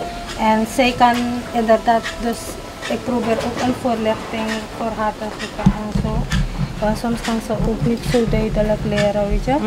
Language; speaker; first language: Dutch; non-native, local second language; Caribbean Hindustani